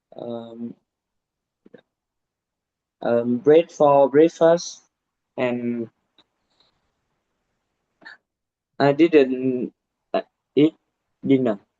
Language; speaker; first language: English; non-native, learner; Vietnamese